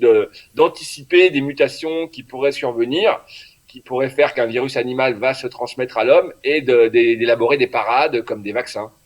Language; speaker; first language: French; native; French